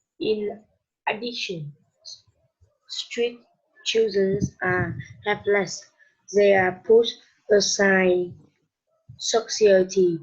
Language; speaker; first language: English; non-native, learner; Vietnamese